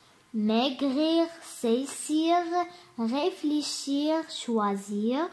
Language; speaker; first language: French; non-native, learner; Arabic